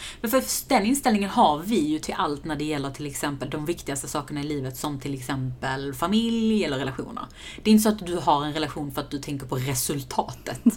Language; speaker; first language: Swedish; early bilingual, other home language; Persian